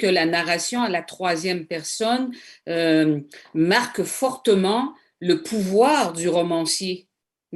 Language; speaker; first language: French; native; French